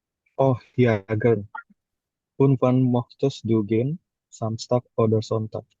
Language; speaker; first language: German; non-native, learner; Indonesian